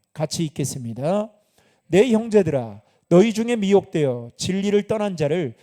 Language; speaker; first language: Korean; native; Korean